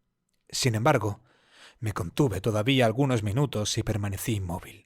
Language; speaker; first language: Spanish; native; Spanish